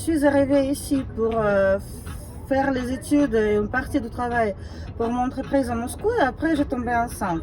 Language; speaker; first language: French; non-native, fluent; Russian